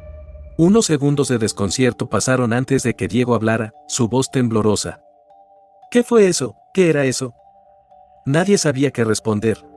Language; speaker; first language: Spanish; native; Spanish